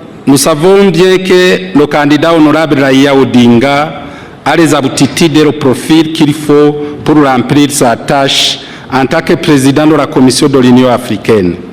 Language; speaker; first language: French; non-native, local second language; Rundi